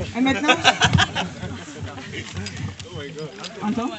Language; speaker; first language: French; non-native, learner; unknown